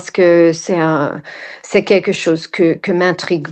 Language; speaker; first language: French; non-native, fluent; English